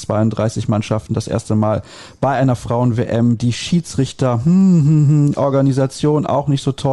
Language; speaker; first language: German; native; German